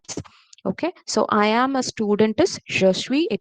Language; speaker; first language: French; non-native, fluent; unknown